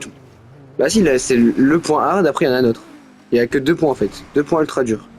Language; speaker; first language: French; native; French